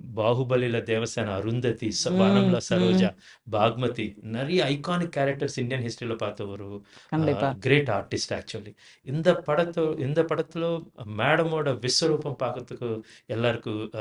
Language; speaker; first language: Tamil; non-native, learner; Telugu